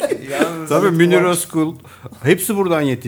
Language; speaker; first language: Turkish; native; Turkish